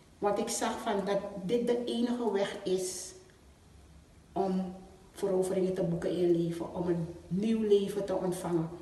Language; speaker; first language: Dutch; native; Dutch